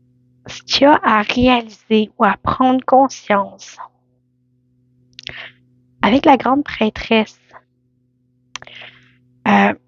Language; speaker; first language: French; native; French